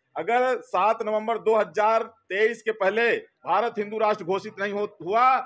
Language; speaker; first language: Hindi; native; Hindi